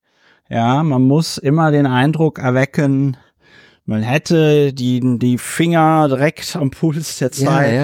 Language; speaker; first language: German; native; German